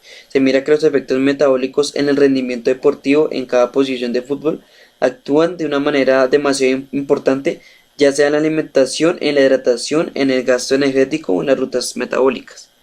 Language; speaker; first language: Spanish; native; Spanish